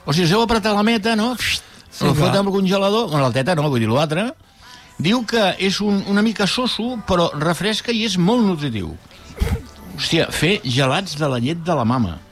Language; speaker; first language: Catalan; native; Catalan